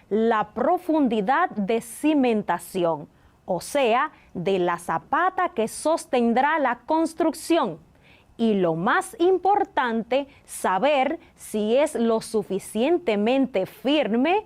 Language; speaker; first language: Spanish; native; Spanish